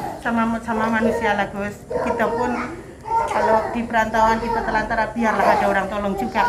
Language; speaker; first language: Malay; non-native, local second language; Javanese